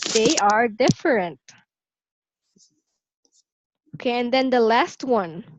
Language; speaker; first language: English; non-native, local second language; Filipino